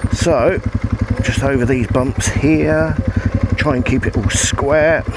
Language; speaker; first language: English; native; English